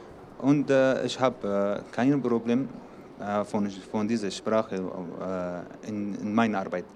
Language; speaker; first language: German; non-native, learner; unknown